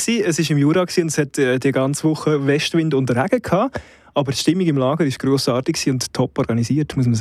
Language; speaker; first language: German; native; German